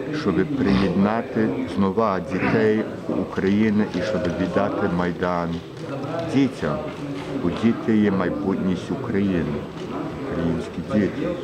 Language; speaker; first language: Ukrainian; early bilingual, heritage; Ukrainian